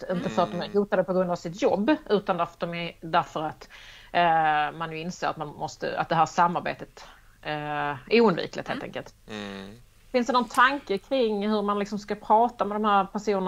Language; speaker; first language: Swedish; native; Swedish